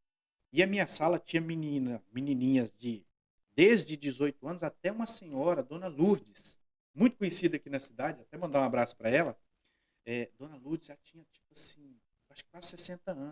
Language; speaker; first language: Portuguese; native; Portuguese